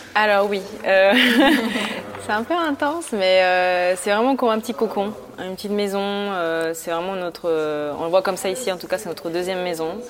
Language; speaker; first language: French; early bilingual, other home language; Spanish